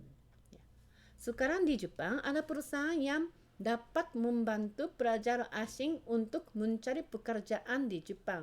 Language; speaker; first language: Indonesian; non-native, fluent; Japanese